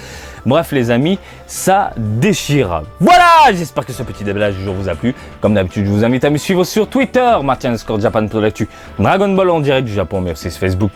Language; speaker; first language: French; native; French